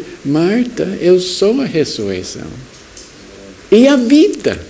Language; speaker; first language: Portuguese; non-native, fluent; English